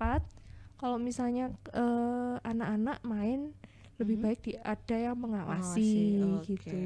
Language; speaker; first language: Indonesian; native; Indonesian